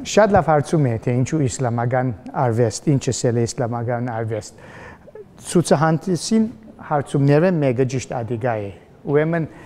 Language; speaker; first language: Armenian; early bilingual, heritage; Armenian